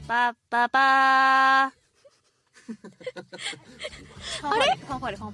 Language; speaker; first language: Japanese; native; Japanese